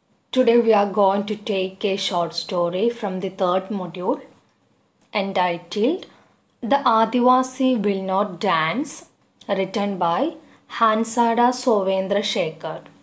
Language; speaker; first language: English; non-native, local second language; Malayalam